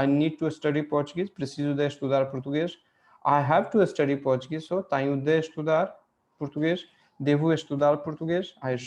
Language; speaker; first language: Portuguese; non-native, fluent; Hindi